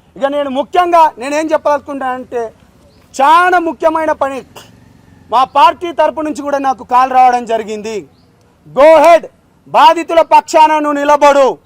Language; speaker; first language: Telugu; non-native, local second language; Lambadi